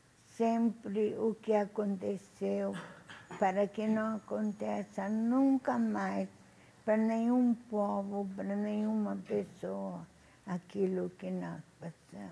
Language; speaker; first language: Portuguese; non-native, fluent; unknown